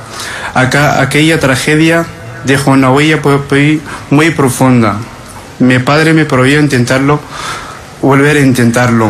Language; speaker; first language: Spanish; non-native, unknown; Arabic